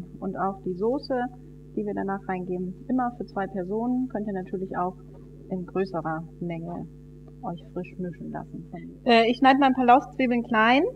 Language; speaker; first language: German; native; German